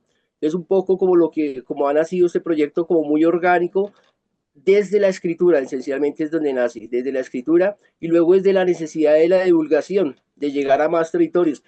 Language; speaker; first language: Spanish; native; Spanish